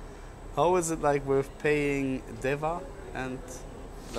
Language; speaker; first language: English; non-native, learner; German